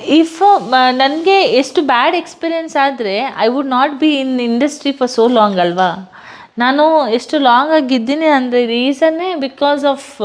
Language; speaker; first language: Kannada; non-native, local second language; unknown